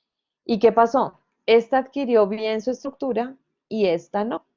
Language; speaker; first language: Spanish; native; Spanish